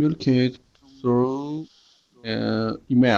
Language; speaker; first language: English; non-native, learner; Chinese